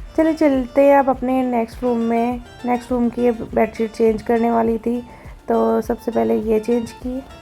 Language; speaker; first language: Urdu; native; Urdu